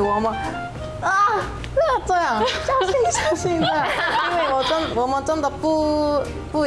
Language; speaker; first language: Chinese; non-native, learner; Korean